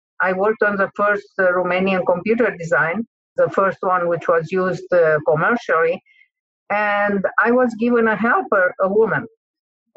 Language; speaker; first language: English; non-native, fluent; Hungarian